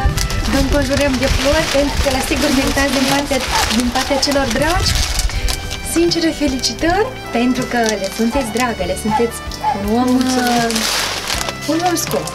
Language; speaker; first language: Romanian; native; Romanian